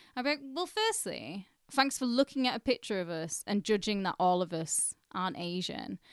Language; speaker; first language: English; early bilingual, other home language; Hindi